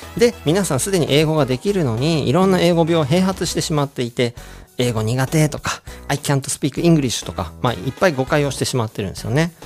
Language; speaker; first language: Japanese; native; Japanese